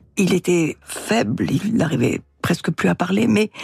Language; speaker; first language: French; native; French